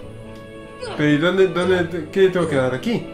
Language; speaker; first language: Spanish; native; Spanish